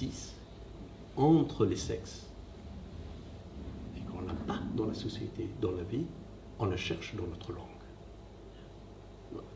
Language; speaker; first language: French; non-native, fluent; Persian